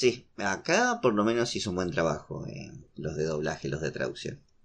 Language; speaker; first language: Spanish; native; Spanish